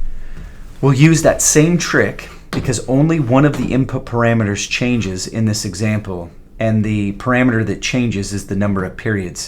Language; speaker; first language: English; native; English